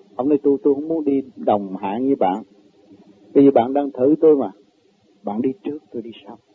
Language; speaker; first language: Vietnamese; native; Vietnamese